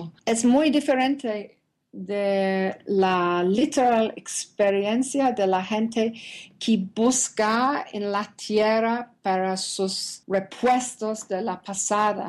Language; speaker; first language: Spanish; non-native, learner; English